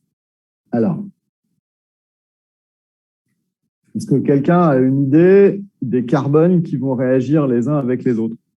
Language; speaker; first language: French; native; French